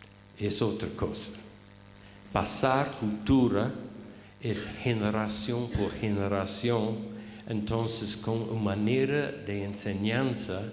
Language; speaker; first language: Spanish; non-native, fluent; English